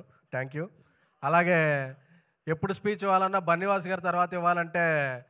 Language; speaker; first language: Telugu; native; Telugu